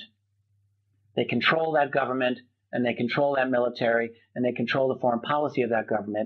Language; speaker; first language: English; native; English